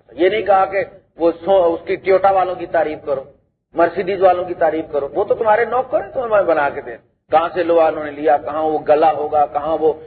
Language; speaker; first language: Urdu; non-native, local second language; Punjabi